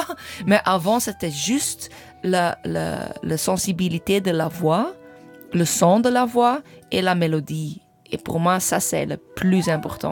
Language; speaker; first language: French; non-native, fluent; English